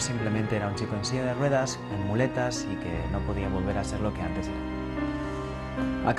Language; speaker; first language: Spanish; native; Spanish